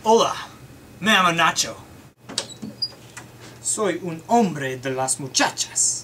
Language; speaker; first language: Spanish; non-native, learner; English